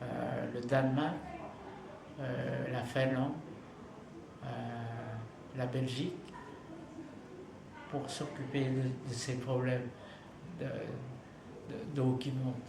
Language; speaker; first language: French; non-native, fluent; Vietnamese